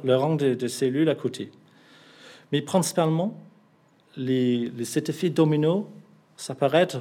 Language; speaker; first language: French; non-native, fluent; English